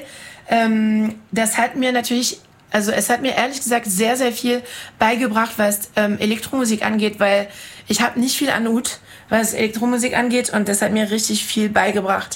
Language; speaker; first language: German; non-native, fluent; French